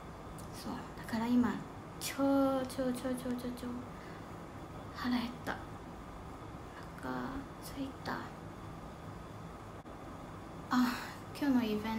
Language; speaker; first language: Japanese; non-native, fluent; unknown